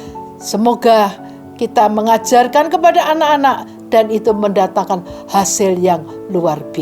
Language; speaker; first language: Indonesian; native; Indonesian